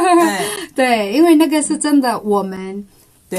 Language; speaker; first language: Chinese; non-native, local second language; Cebuano